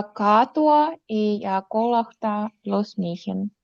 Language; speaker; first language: Finnish; non-native, learner; Russian